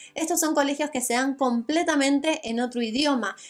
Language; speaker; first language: Spanish; native; Spanish